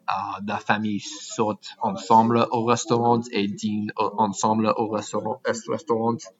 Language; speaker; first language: French; non-native, learner; English